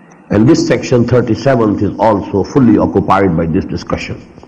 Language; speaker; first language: English; non-native, local second language; Urdu